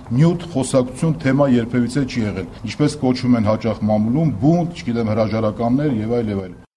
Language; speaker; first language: Armenian; native; Armenian